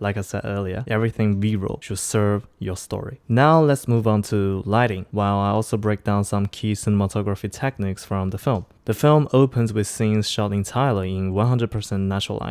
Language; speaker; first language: English; non-native, fluent; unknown